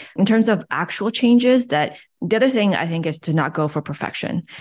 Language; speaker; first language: English; early bilingual, other home language; Chinese